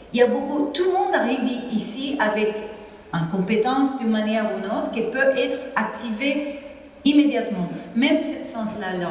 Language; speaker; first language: French; non-native, fluent; Spanish